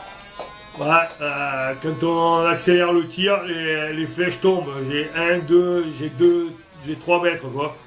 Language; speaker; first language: French; native; French